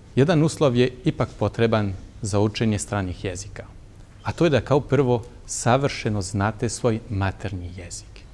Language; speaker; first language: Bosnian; non-native, fluent; French